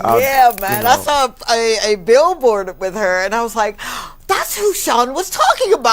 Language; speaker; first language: English; native; English